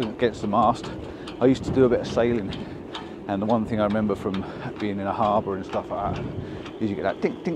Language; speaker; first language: English; native; English